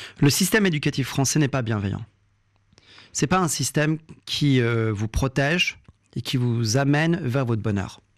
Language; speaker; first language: French; early bilingual, other home language; Lingala